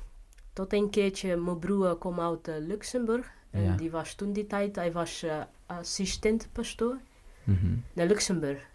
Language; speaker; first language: Dutch; non-native, fluent; Portuguese